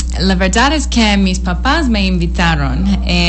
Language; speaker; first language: Spanish; non-native, learner; English